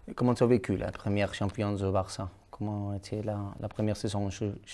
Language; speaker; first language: French; non-native, learner; Catalan